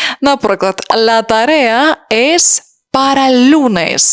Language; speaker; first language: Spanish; non-native, fluent; Ukrainian